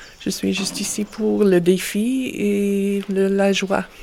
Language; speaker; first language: French; non-native, local second language; English